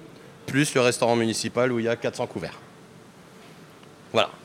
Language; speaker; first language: French; native; French